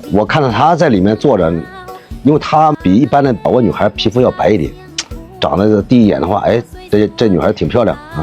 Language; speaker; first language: Chinese; native; Chinese